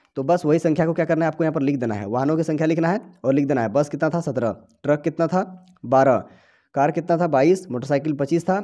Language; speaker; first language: Hindi; native; Hindi